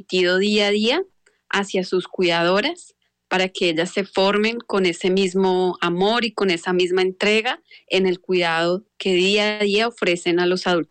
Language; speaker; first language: Spanish; native; Spanish